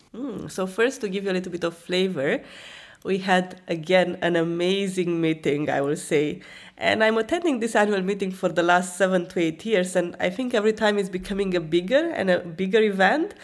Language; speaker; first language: English; non-native, fluent; Romanian